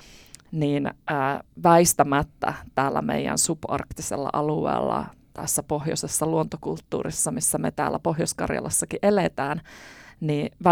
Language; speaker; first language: Finnish; native; Finnish